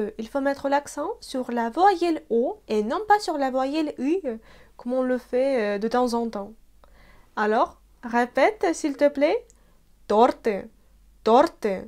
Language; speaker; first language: French; non-native, fluent; Russian